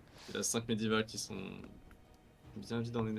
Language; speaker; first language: French; native; French